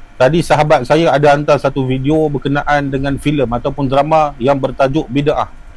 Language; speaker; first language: Malay; native; Malay